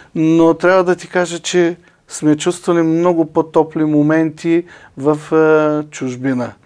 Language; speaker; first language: Bulgarian; native; Bulgarian